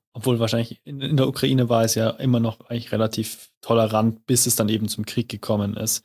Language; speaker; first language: German; native; German